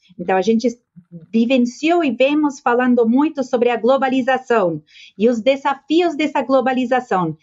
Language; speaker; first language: Portuguese; non-native, fluent; Spanish